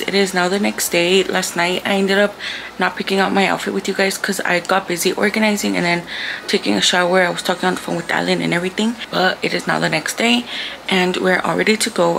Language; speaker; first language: English; early bilingual, other home language; Spanish